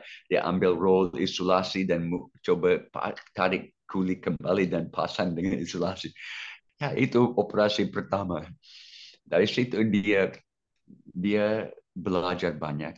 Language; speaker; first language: Indonesian; non-native, fluent; English